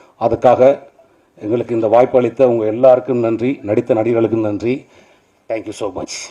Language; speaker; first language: Tamil; native; Tamil